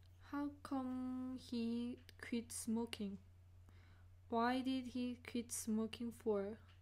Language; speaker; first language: English; non-native, learner; Korean